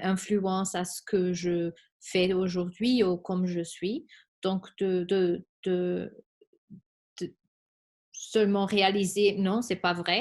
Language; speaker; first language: French; non-native, fluent; Spanish